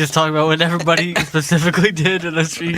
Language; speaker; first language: English; native; English